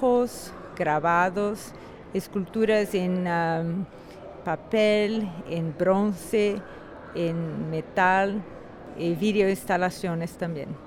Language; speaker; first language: Spanish; non-native, fluent; Portuguese